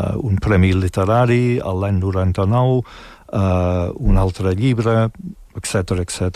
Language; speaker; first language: Catalan; non-native, fluent; English